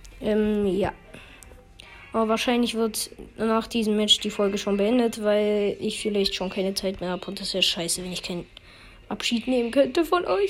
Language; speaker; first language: German; native; German